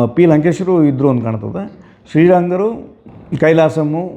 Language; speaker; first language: Kannada; native; Kannada